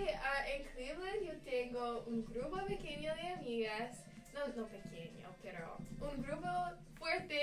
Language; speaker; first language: Spanish; non-native, learner; English